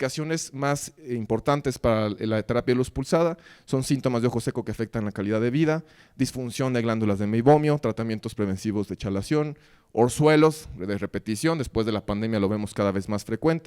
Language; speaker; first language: Spanish; native; Spanish